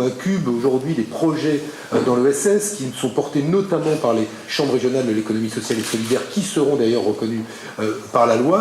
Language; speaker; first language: French; native; French